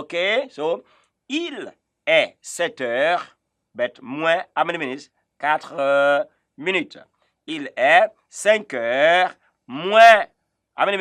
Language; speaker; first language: French; non-native, fluent; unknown